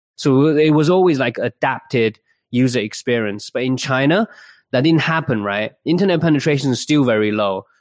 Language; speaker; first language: English; early bilingual, other home language; Chinese